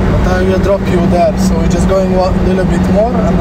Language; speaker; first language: English; non-native, fluent; Hungarian